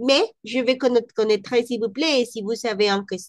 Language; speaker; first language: French; non-native, learner; Spanish